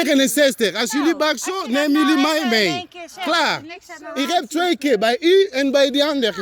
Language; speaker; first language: Dutch; non-native, learner; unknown